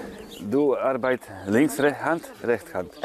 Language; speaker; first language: German; non-native, learner; Polish